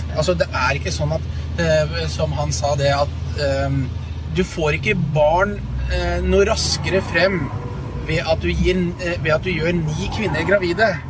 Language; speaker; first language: Norwegian; native; Norwegian